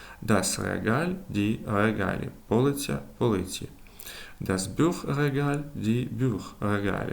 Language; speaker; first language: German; non-native, fluent; Ukrainian